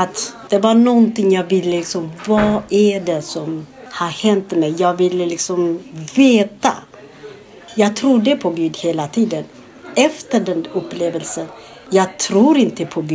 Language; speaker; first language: Swedish; non-native, fluent; Amharic